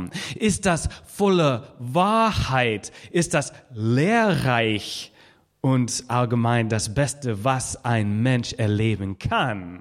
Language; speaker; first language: German; non-native, fluent; English